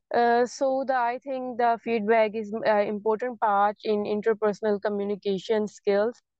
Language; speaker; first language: English; non-native, local second language; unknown